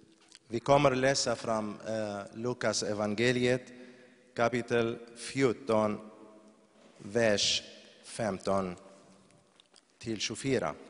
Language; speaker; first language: Swedish; non-native, fluent; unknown